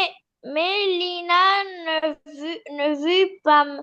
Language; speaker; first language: French; non-native, learner; Arabic